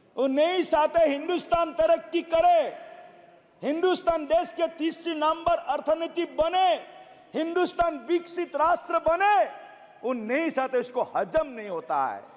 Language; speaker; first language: Hindi; non-native, local second language; Assamese